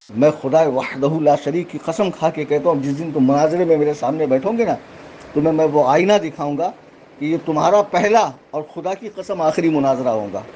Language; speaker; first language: Urdu; native; Urdu